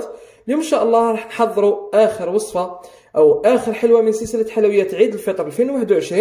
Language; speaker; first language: Arabic; native; Arabic